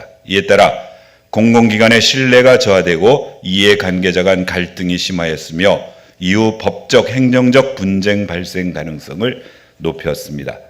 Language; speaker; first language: Korean; native; Korean